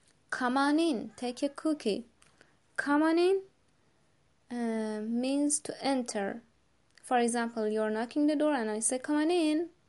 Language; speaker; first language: English; non-native, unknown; Persian